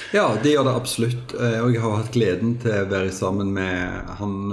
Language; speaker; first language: Norwegian; native; Norwegian